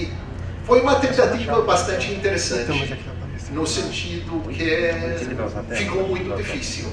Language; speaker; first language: Portuguese; non-native, fluent; English